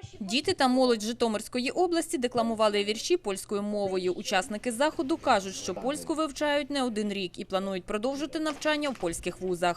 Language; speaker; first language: Ukrainian; native; Ukrainian